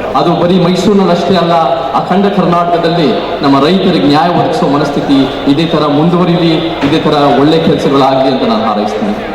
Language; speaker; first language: Kannada; native; Kannada